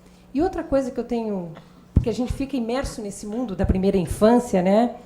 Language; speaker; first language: Portuguese; native; Portuguese